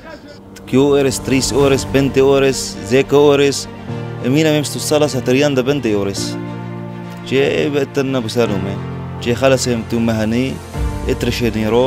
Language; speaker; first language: Greek; non-native, learner; Arabic